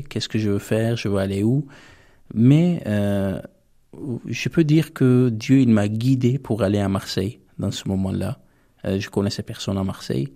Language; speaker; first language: French; non-native, fluent; Armenian